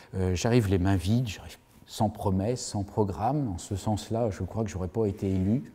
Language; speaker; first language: French; native; French